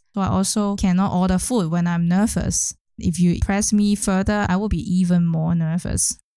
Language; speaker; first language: English; non-native, local second language; Cantonese